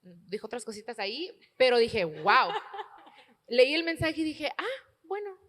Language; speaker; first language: Spanish; early bilingual, heritage; Spanish